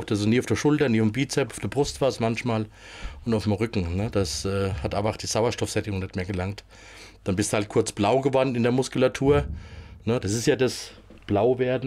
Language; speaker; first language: German; native; German